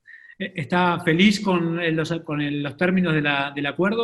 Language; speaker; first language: Spanish; native; Spanish